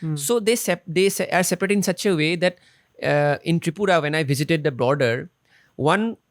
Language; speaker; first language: English; non-native, local second language; Assamese